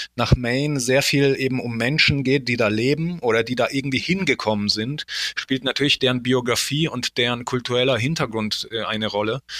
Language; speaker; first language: German; early bilingual, other home language; Polish